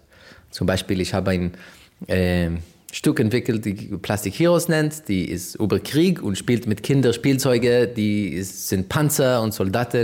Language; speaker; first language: German; non-native, fluent; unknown